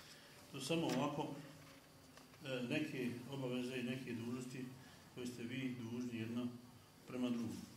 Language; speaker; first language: Bosnian; native; Bosnian